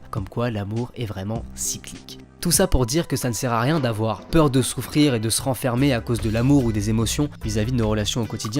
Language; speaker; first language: French; native; French